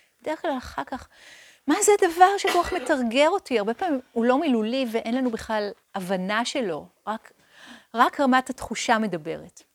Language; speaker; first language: Hebrew; native; Hebrew